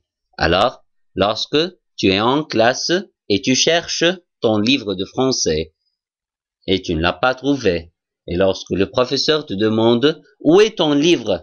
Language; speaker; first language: French; non-native, fluent; Arabic